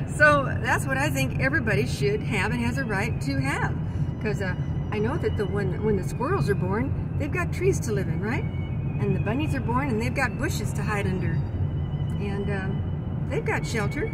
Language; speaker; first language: English; native; English